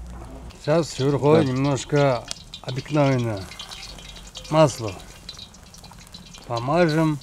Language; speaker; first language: Russian; non-native, local second language; Uyghur